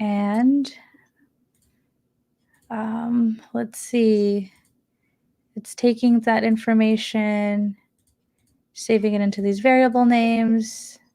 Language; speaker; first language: English; native; English